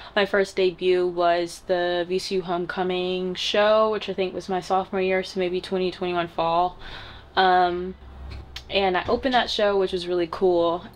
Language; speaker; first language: English; native; English